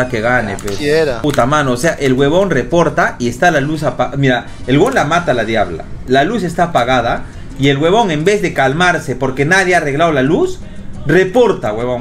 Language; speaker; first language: Spanish; native; Spanish